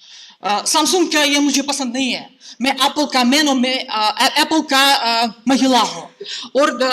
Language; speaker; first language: Hindi; non-native, fluent; Russian